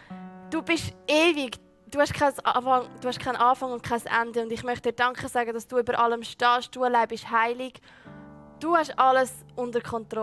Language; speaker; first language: German; native; German